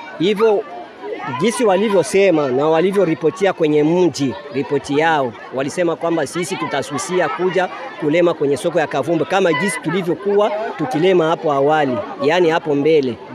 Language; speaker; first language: Swahili; non-native, local second language; Bembe